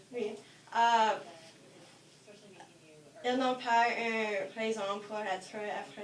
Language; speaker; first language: French; non-native, learner; English